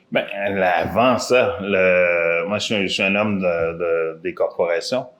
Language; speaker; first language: French; early bilingual, other home language; Haitian Creole